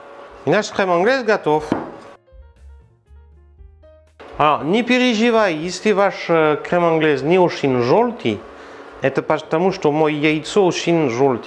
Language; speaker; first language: Russian; non-native, learner; French